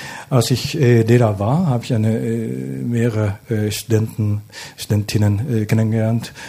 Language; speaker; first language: German; non-native, fluent; Japanese